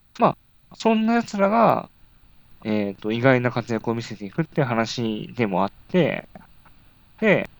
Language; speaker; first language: Japanese; native; Japanese